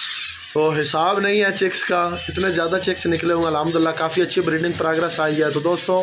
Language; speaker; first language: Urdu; non-native, local second language; Punjabi